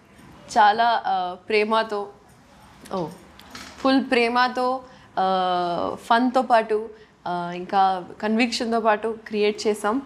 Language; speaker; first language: Telugu; non-native, local second language; Urdu